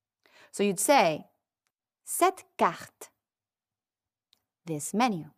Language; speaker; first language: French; non-native, fluent; English